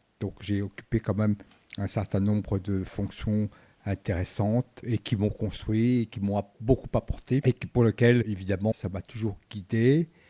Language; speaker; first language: French; early bilingual, other home language; Vietnamese